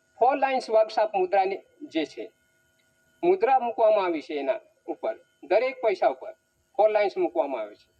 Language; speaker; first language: Gujarati; non-native, local second language; Bhili